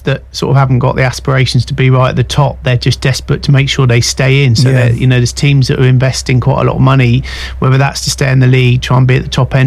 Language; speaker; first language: English; native; English